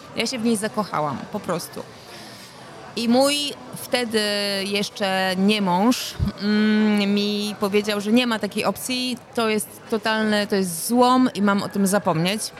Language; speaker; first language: Polish; native; Polish